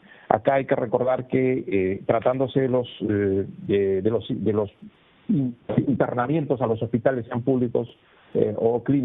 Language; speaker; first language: Spanish; native; Spanish